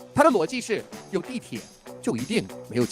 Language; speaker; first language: Chinese; native; Chinese